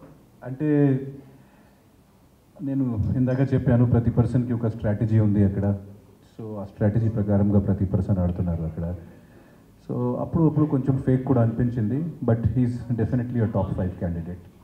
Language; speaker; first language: Telugu; non-native, fluent; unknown